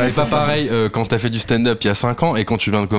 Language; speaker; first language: French; native; French